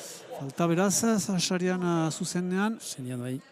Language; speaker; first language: Basque; native; Basque